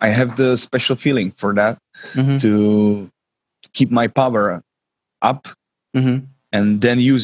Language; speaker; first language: English; non-native, learner; Czech